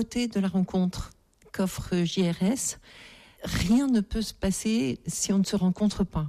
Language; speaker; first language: French; native; French